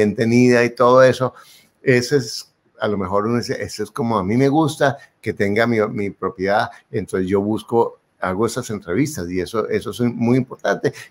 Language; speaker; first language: Spanish; native; Spanish